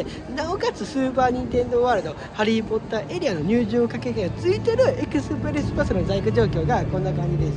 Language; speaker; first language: Japanese; native; Japanese